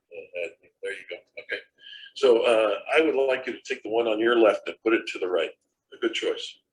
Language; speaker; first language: English; native; English